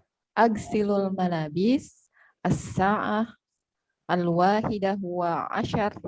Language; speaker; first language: Arabic; non-native, learner; Indonesian